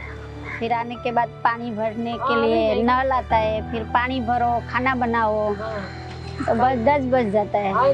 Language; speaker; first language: Hindi; non-native, local second language; Marathi